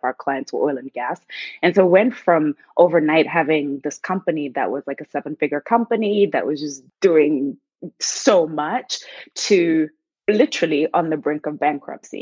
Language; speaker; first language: English; non-native, local second language; Shona